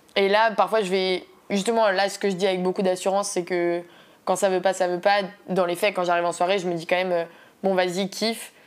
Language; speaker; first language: French; native; French